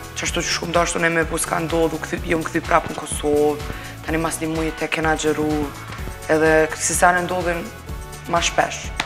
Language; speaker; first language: Albanian; early bilingual, heritage; Albanian